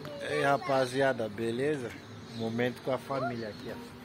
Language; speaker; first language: Portuguese; non-native, fluent; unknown